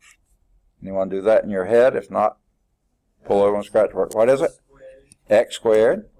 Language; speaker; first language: English; native; English